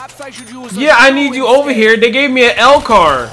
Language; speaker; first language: English; native; English